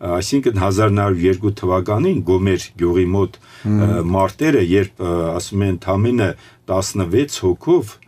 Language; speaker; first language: Armenian; native; Armenian